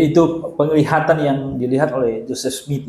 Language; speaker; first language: Indonesian; native; Indonesian